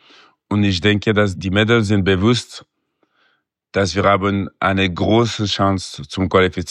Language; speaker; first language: German; non-native, local second language; French